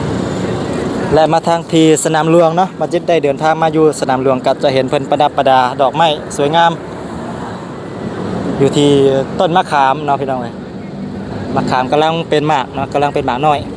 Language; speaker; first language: Thai; non-native, local second language; Northeastern Thai